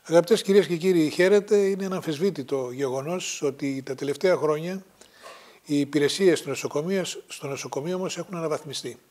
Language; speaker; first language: Greek; native; Greek